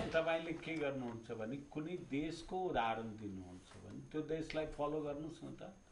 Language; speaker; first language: Nepali; non-native, local second language; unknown